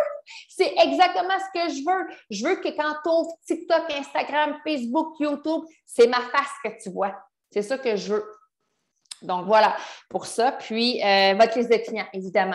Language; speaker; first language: French; native; French